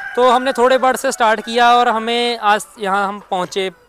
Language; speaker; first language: Hindi; native; Hindi